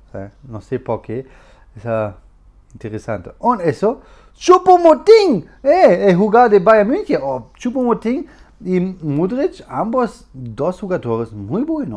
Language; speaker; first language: Spanish; non-native, learner; German